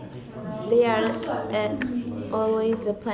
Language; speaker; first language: English; non-native, learner; Portuguese